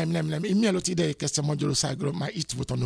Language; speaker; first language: Hungarian; non-native, learner; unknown